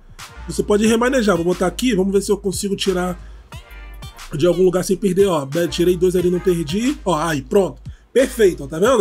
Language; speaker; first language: Portuguese; native; Portuguese